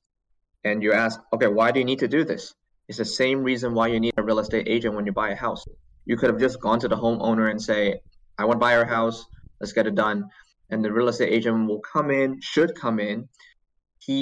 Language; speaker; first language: English; non-native, local second language; Cantonese